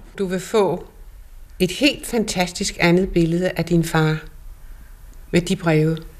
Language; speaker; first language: Danish; native; Danish